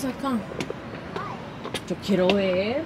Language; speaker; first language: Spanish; early bilingual, heritage; English